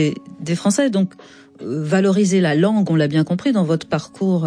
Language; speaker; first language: French; native; French